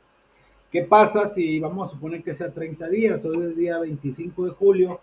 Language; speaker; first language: Spanish; native; Spanish